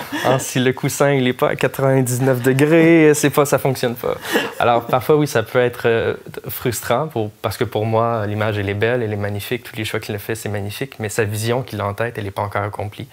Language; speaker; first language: French; native; French